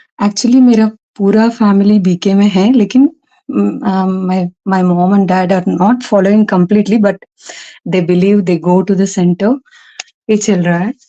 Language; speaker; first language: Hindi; non-native, local second language; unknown